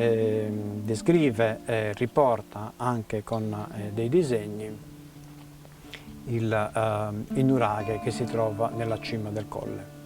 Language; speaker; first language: Italian; native; Italian